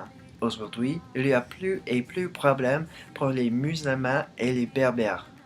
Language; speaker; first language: French; non-native, learner; English